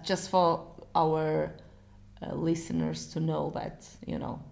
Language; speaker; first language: English; non-native, fluent; Portuguese